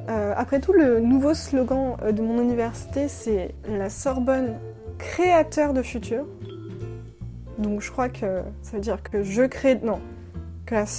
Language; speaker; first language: French; native; French